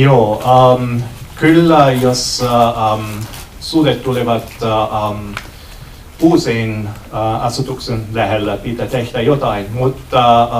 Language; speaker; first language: Finnish; non-native, learner; German